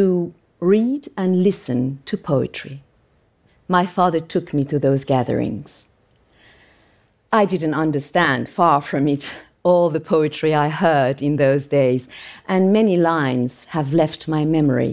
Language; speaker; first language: English; non-native, fluent; Persian